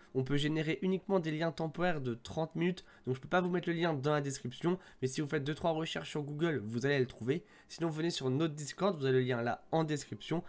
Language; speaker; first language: French; native; French